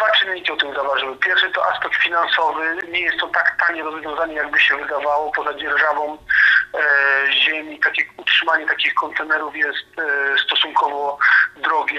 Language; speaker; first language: Polish; native; Polish